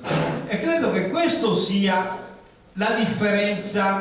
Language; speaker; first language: Italian; native; Italian